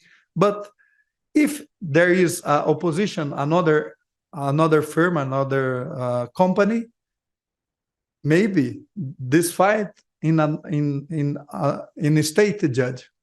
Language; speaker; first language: English; non-native, learner; Portuguese